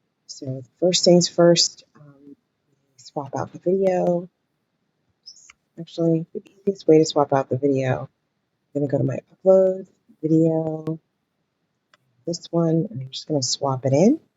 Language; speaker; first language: English; native; English